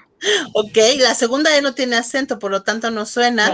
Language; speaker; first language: Spanish; native; Spanish